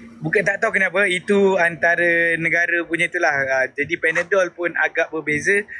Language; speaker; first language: Malay; native; Malay